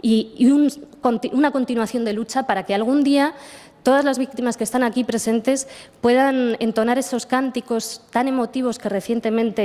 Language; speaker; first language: Spanish; native; Spanish